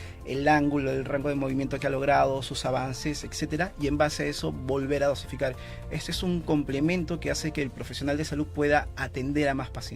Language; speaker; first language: Spanish; native; Spanish